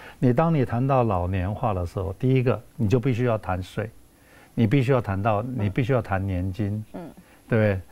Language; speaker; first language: Chinese; native; Chinese